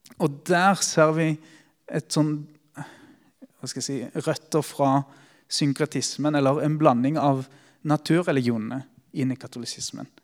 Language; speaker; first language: Norwegian; early bilingual, other home language; Spanish